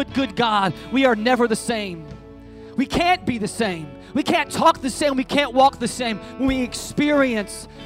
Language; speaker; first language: English; native; English